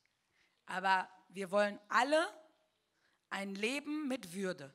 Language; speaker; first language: German; early bilingual, other home language; Turkish